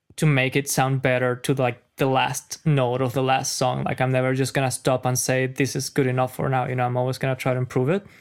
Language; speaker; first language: English; non-native, fluent; Spanish